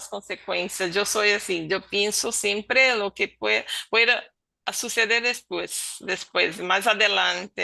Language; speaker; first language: Spanish; non-native, learner; Portuguese